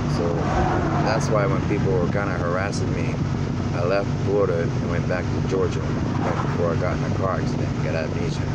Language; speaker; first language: English; native; English